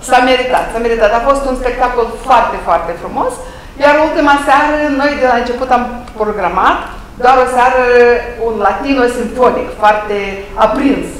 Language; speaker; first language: Romanian; native; Romanian